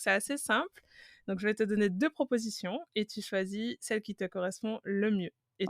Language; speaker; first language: French; native; French